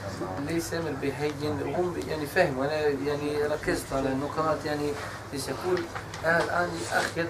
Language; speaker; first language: Arabic; non-native, fluent; Bosnian